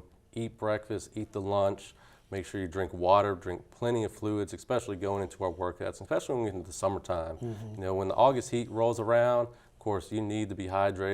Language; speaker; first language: English; native; English